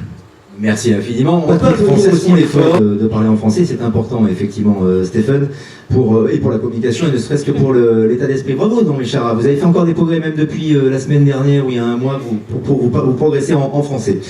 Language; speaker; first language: French; native; French